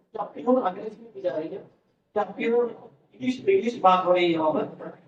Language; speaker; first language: Urdu; native; Urdu